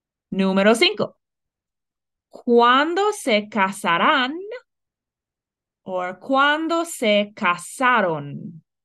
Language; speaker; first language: Spanish; non-native, fluent; English